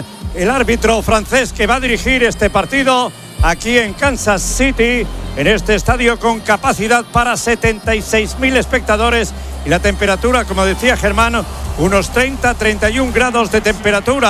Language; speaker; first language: Spanish; native; Spanish